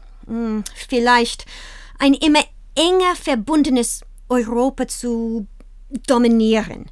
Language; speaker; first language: German; non-native, fluent; English